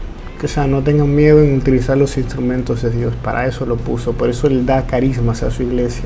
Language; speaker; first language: Spanish; native; Spanish